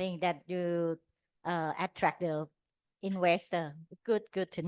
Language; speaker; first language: English; non-native, learner; Thai